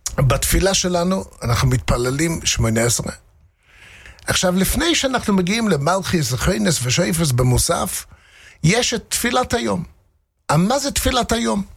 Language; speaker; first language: Hebrew; non-native, fluent; English